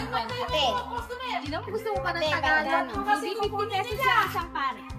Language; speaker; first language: Filipino; native; Filipino